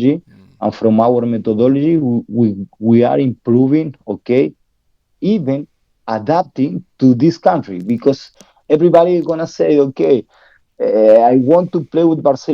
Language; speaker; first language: English; non-native, learner; Spanish